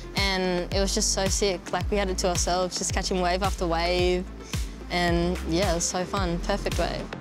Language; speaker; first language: English; native; English